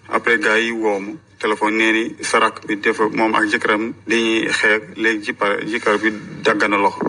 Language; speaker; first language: Wolof; non-native, local second language; Fula